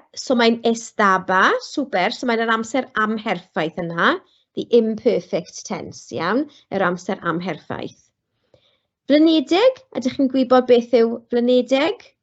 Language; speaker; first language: Welsh; non-native, local second language; English